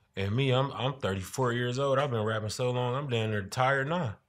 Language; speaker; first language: English; native; English